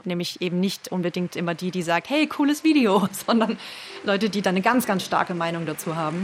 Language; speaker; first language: German; native; German